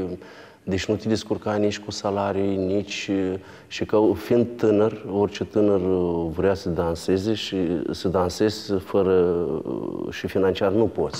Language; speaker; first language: Romanian; native; Romanian